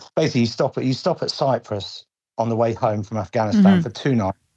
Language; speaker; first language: English; native; English